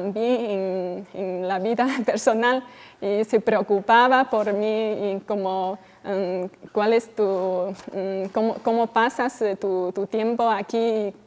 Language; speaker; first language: Spanish; non-native, fluent; Chinese